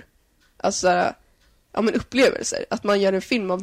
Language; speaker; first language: Swedish; native; Swedish